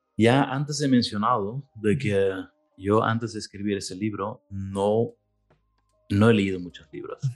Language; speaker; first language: Spanish; non-native, fluent; Dutch